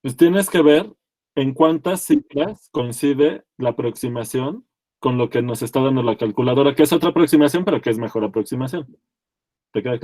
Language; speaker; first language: Spanish; native; Spanish